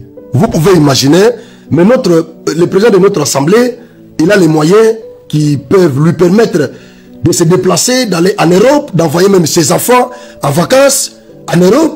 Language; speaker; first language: French; non-native, local second language; Lingala